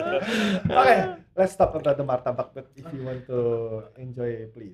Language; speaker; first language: English; non-native, learner; Indonesian